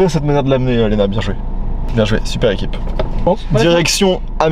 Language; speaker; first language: French; native; French